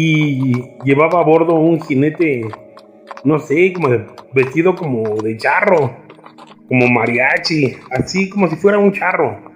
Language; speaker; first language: Spanish; native; Spanish